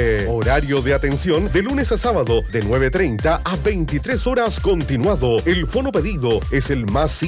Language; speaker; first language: Spanish; native; Spanish